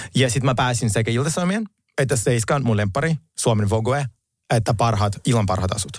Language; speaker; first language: Finnish; non-native, fluent; Russian